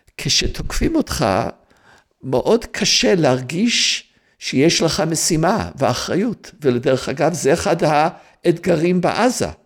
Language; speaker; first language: Hebrew; non-native, fluent; English